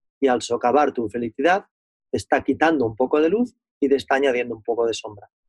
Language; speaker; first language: Spanish; native; Spanish